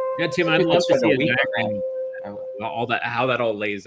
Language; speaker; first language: English; native; English